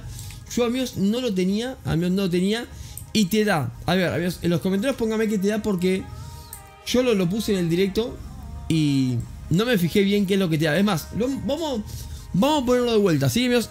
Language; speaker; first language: Spanish; native; Spanish